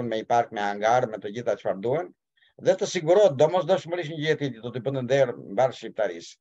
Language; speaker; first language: Albanian; native; Albanian